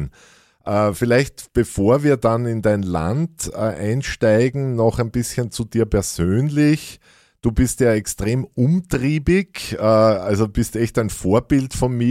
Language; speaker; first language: German; native; German